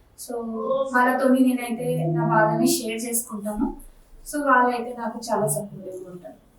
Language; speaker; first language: Telugu; non-native, local second language; Bangla